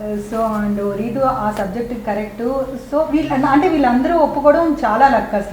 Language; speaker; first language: Telugu; native; Telugu